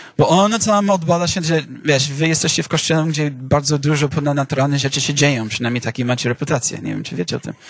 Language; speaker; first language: Polish; non-native, fluent; English